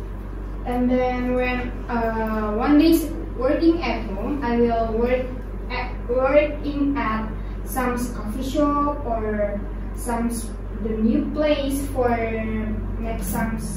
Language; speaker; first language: English; non-native, learner; Indonesian